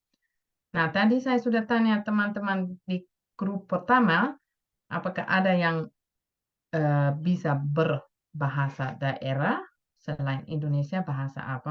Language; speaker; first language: Indonesian; non-native, fluent; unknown